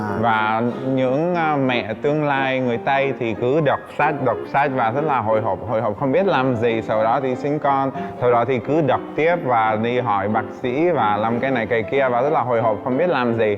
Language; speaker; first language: Vietnamese; non-native, fluent; Czech